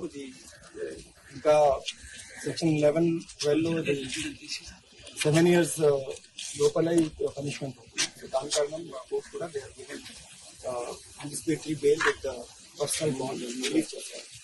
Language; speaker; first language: Telugu; non-native, local second language; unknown